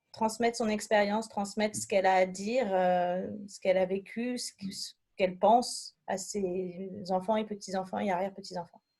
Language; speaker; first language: French; native; French